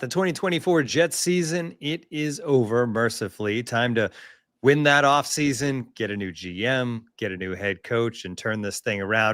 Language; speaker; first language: English; native; English